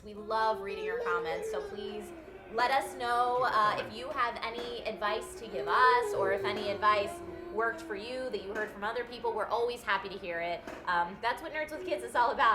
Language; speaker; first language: English; native; English